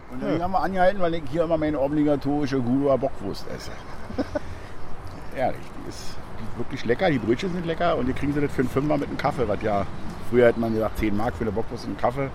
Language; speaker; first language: German; native; German